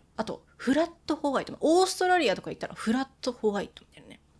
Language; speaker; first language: Japanese; native; Japanese